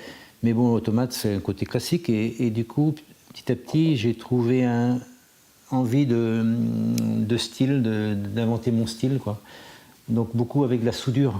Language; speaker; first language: French; native; French